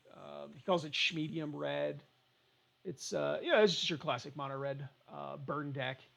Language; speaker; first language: English; native; English